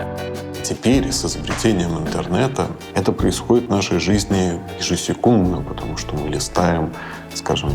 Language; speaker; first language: Russian; native; Russian